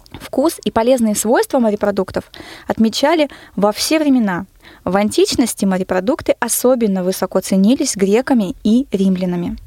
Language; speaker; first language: Russian; native; Russian